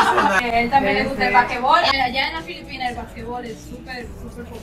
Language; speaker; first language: Spanish; non-native, learner; English